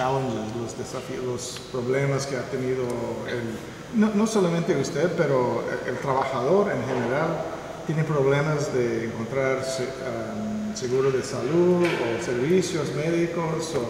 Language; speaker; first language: Spanish; non-native, fluent; English